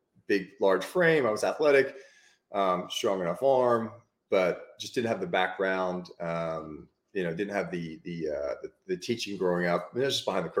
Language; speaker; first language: English; native; English